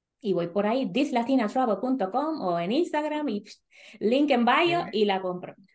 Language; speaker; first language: Spanish; native; Spanish